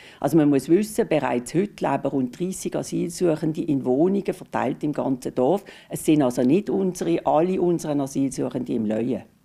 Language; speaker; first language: German; native; German